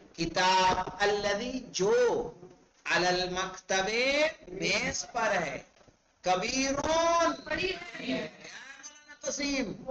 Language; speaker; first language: Urdu; native; Urdu